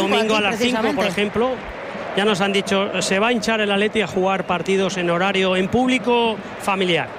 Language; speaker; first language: Spanish; native; Spanish